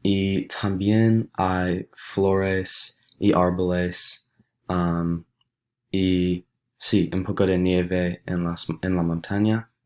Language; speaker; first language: Spanish; non-native, learner; English